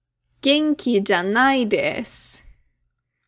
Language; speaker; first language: Japanese; non-native, fluent; English